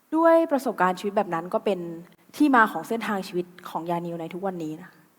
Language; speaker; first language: Thai; native; Thai